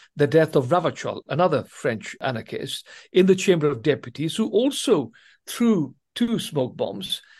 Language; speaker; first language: English; non-native, local second language; Swahili